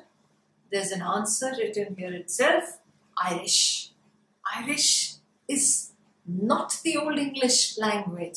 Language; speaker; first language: English; non-native, local second language; Hindi